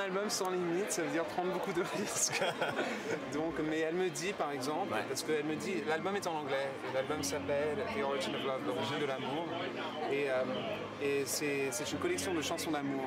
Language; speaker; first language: French; non-native, fluent; English